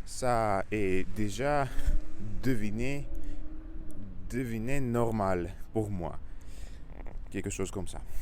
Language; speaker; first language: French; non-native, learner; Russian